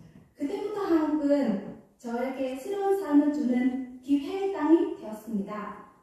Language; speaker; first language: Korean; non-native, fluent; Khmer